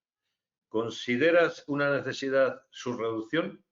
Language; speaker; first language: Spanish; native; Spanish